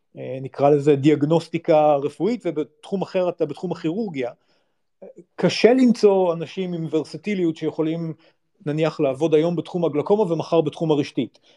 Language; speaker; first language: Hebrew; native; Hebrew